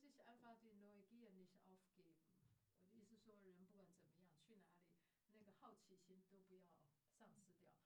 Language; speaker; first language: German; non-native, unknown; Chinese